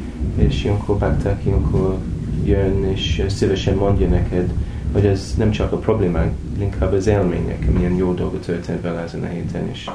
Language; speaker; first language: Hungarian; non-native, learner; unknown